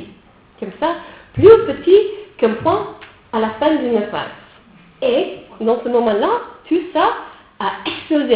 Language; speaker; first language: French; non-native, fluent; English